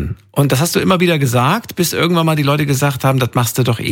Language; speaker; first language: German; native; German